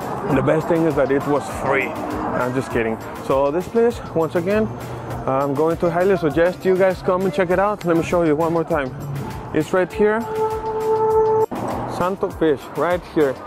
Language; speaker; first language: English; early bilingual, other home language; Spanish